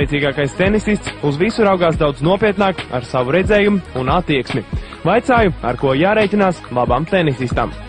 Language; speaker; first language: Latvian; native; Latvian